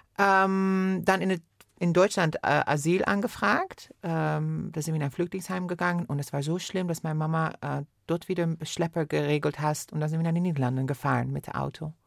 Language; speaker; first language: German; non-native, fluent; Persian